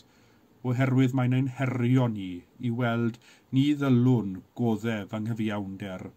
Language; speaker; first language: Welsh; native; Welsh